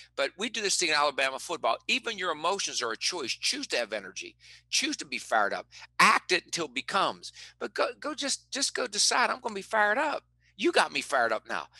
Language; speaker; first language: English; native; English